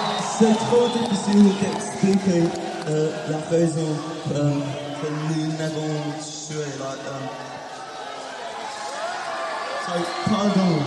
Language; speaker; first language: French; non-native, learner; English